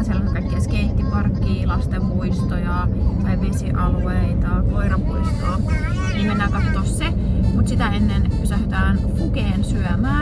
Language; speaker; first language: Finnish; native; Finnish